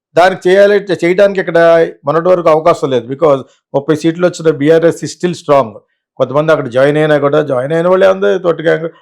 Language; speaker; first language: Telugu; native; Telugu